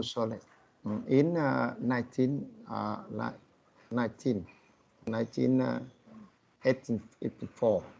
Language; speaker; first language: English; non-native, learner; Vietnamese